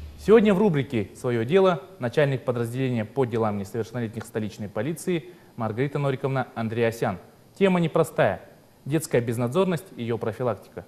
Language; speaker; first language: Russian; native; Russian